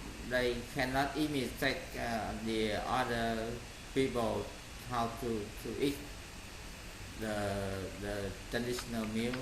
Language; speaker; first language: English; non-native, learner; Vietnamese